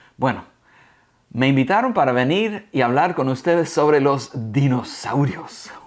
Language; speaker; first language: Spanish; early bilingual, heritage; Spanish